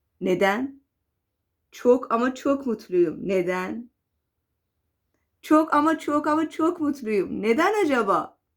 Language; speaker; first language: Turkish; non-native, fluent; Persian